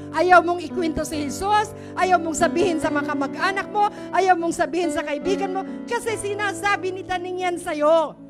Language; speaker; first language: Filipino; native; Filipino